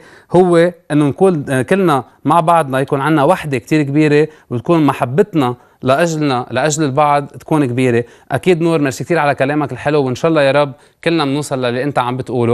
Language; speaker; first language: Arabic; native; Arabic